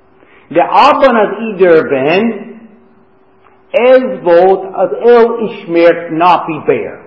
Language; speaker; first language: Hungarian; non-native, fluent; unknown